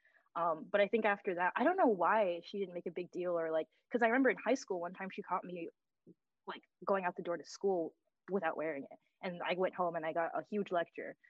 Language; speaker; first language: English; native; English